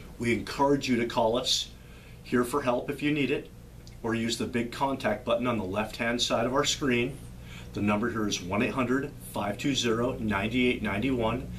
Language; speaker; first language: English; native; English